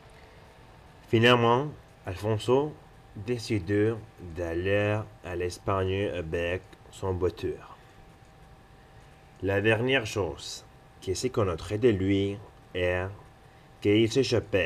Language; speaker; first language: French; non-native, learner; Spanish